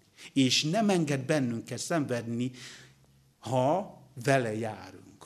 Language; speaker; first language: Hungarian; non-native, learner; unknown